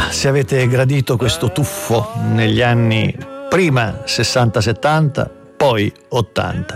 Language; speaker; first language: Italian; native; Italian